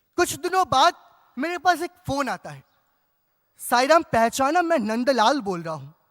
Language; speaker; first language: Hindi; native; Hindi